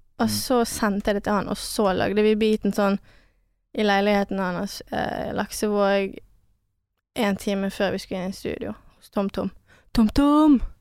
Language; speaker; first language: Norwegian; early bilingual, other home language; French